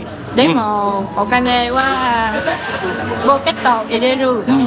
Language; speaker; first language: Japanese; non-native, learner; Vietnamese